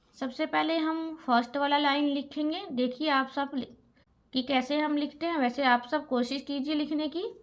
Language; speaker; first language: Hindi; native; Hindi